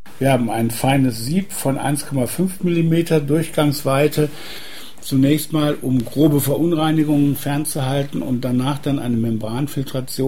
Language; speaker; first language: German; native; German